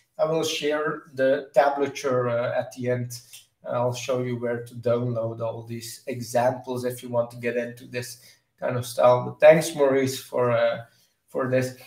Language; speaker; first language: English; non-native, fluent; Dutch